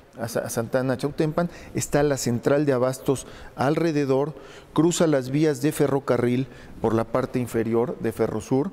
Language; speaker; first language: Spanish; native; Spanish